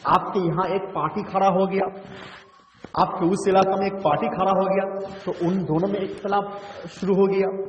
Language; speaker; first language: Urdu; non-native, local second language; Bangla